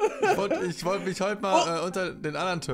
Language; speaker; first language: German; native; German